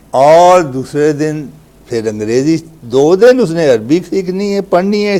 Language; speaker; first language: Urdu; native; Urdu